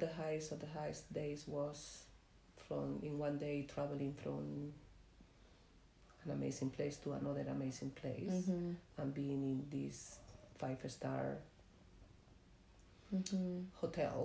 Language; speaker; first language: English; non-native, fluent; Spanish